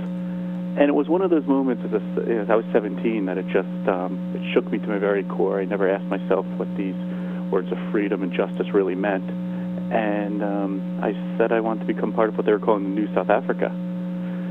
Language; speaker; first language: English; native; English